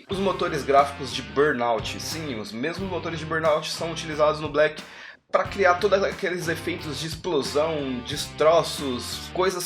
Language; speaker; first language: Portuguese; native; Portuguese